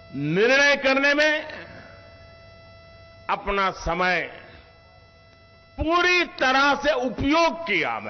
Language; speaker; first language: Hindi; native; Hindi